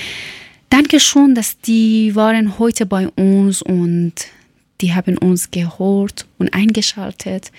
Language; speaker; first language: German; non-native, learner; Persian